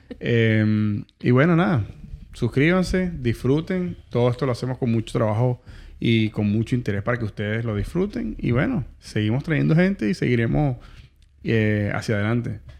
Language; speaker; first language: Spanish; native; Spanish